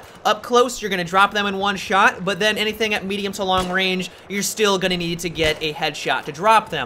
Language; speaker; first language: English; native; English